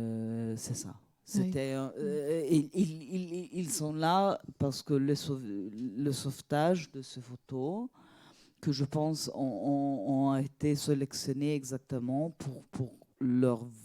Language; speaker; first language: French; non-native, fluent; Italian